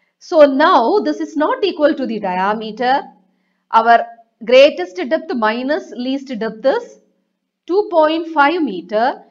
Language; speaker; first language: English; non-native, local second language; Malayalam